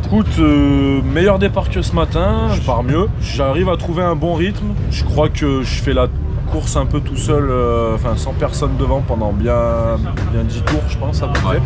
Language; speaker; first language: French; native; French